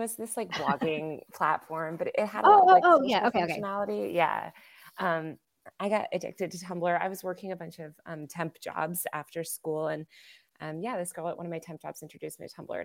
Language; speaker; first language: English; native; English